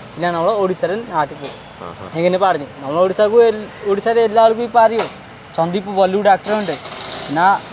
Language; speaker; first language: Malayalam; non-native, local second language; Odia